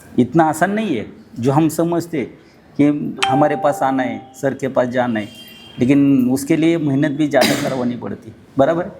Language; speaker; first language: Hindi; non-native, local second language; Marathi